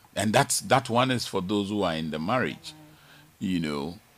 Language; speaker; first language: English; non-native, local second language; Ga